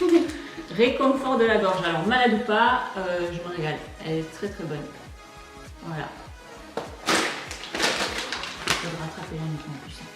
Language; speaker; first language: French; native; French